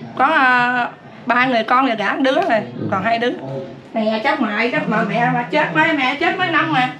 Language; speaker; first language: Vietnamese; early bilingual, heritage; Vietnamese